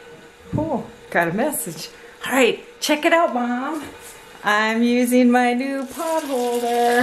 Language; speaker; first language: English; native; English